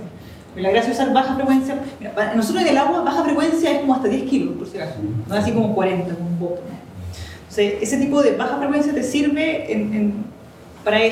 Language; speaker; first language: Spanish; native; Spanish